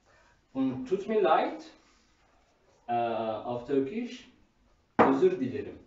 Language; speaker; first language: German; non-native, learner; Turkish